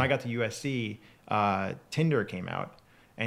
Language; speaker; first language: English; native; English